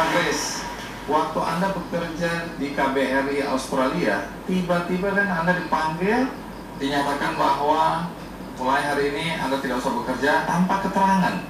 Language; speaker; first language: Indonesian; native; Indonesian